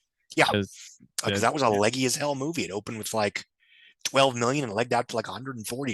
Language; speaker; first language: English; native; English